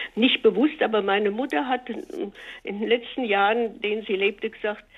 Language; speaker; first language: German; native; German